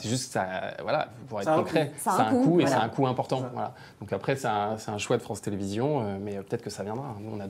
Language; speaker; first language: French; native; French